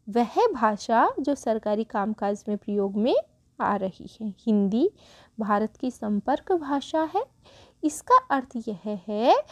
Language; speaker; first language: Hindi; native; Hindi